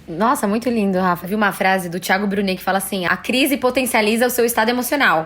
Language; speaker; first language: Portuguese; native; Portuguese